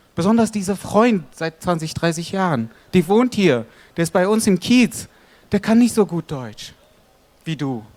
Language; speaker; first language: German; non-native, fluent; Arabic